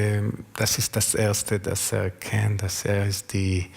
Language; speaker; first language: German; non-native, learner; Hebrew